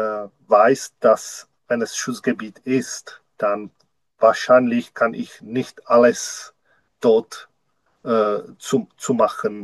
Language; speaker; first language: German; non-native, learner; Czech